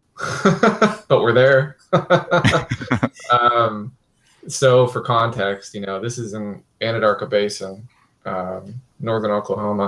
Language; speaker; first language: English; native; English